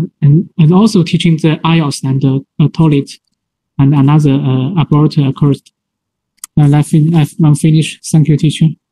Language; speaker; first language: English; non-native, learner; Chinese